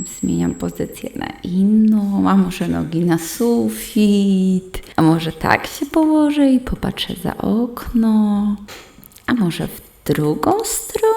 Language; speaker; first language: Polish; native; Polish